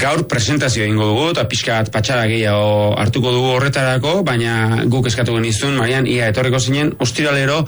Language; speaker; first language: Basque; native; Basque